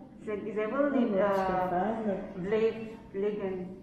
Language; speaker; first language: Dutch; non-native, learner; Filipino